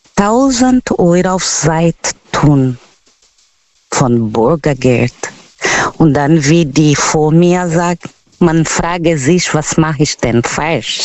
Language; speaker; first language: German; non-native, learner; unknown